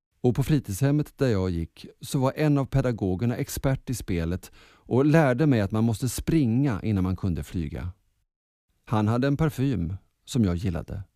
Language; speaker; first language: Swedish; early bilingual, other home language; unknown